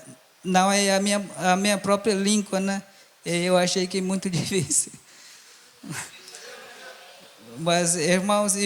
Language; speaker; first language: Portuguese; non-native, local second language; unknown